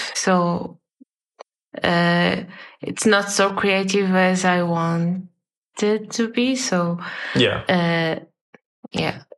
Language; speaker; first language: English; non-native, fluent; Portuguese